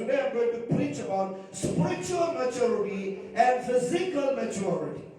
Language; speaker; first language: English; non-native, local second language; Tamil